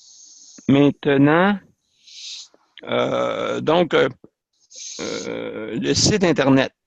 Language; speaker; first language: French; native; French